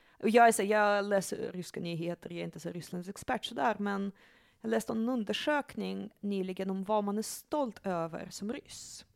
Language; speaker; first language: Swedish; early bilingual, other home language; Russian